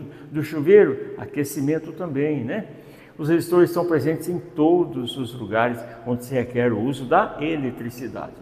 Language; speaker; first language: Portuguese; native; Portuguese